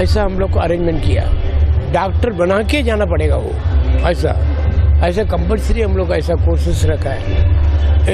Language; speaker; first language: Hindi; non-native, local second language; Tamil